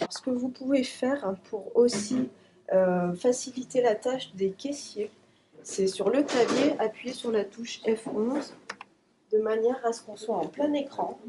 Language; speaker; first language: French; native; French